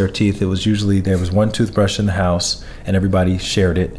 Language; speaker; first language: English; native; English